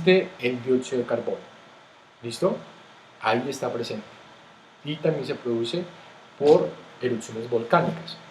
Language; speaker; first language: Spanish; native; Spanish